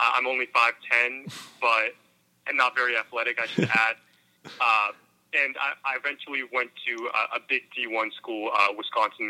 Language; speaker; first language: English; native; English